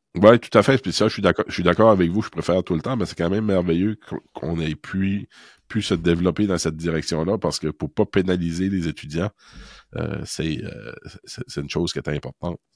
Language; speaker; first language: French; native; French